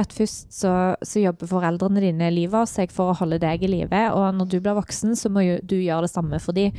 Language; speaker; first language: Norwegian; native; Norwegian